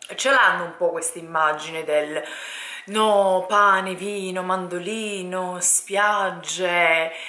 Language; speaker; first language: Italian; native; Italian